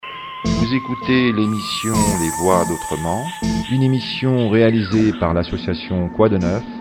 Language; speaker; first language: French; native; French